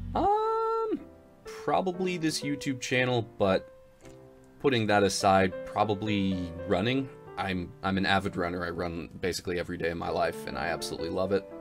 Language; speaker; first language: English; native; English